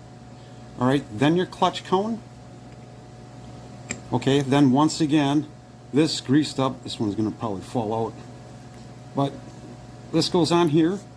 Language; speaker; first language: English; native; English